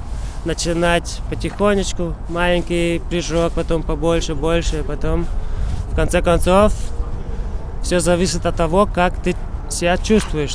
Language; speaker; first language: Russian; non-native, local second language; Latvian